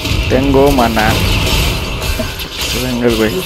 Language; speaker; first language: Spanish; native; Spanish